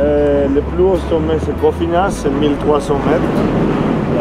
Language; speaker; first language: French; non-native, fluent; Greek